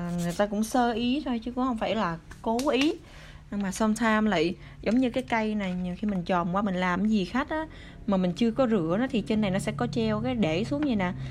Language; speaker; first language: Vietnamese; early bilingual, other home language; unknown